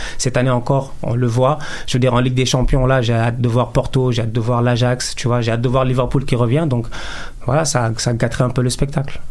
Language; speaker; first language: French; non-native, local second language; Wolof